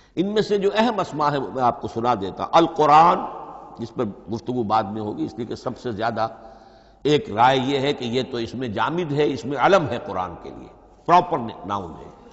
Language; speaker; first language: Urdu; native; Urdu